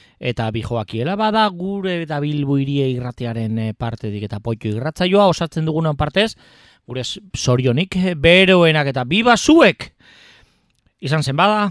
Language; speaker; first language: Basque; native; Basque